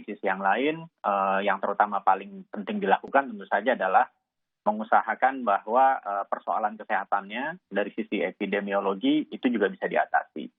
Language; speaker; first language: Indonesian; native; Indonesian